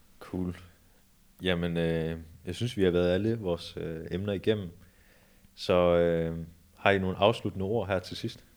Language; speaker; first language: Danish; early bilingual, other home language; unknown